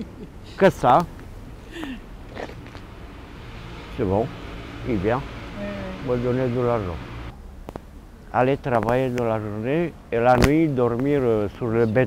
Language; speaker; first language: French; non-native, fluent; Romanian